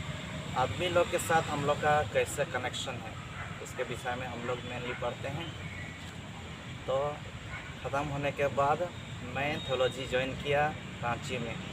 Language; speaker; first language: Hindi; non-native, local second language; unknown